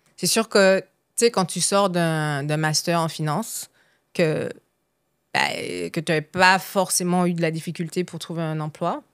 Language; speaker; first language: French; native; French